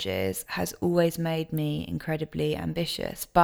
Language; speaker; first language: English; native; English